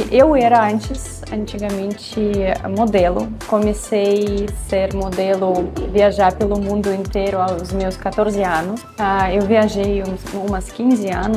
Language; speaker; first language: Portuguese; non-native, fluent; Russian